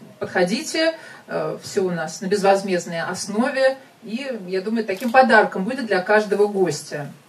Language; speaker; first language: Russian; native; Russian